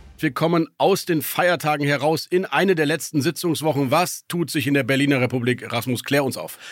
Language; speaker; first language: German; native; German